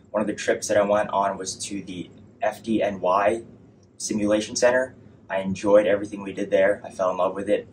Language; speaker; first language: English; native; English